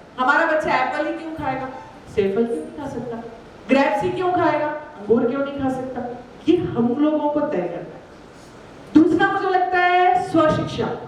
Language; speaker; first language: Hindi; native; Hindi